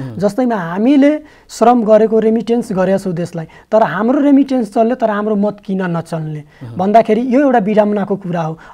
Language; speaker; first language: Nepali; non-native, local second language; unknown